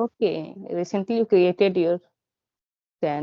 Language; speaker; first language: English; non-native, learner; Hindi